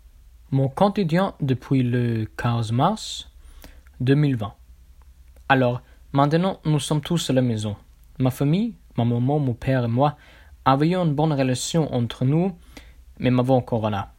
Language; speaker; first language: French; non-native, learner; German